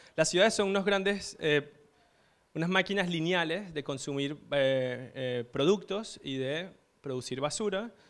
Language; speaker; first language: Spanish; native; Spanish